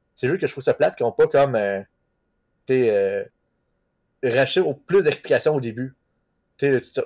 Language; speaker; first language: French; native; French